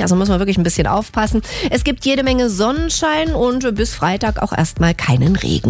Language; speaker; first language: German; native; German